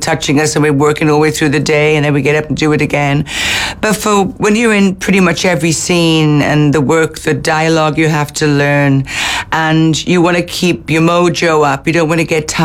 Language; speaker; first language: English; native; English